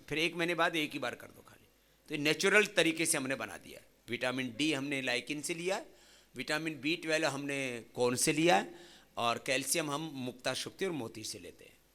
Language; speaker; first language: Hindi; native; Hindi